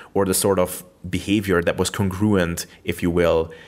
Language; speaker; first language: English; non-native, fluent; Hungarian